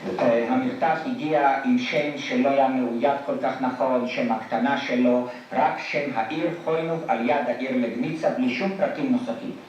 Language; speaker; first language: Hebrew; non-native, fluent; Polish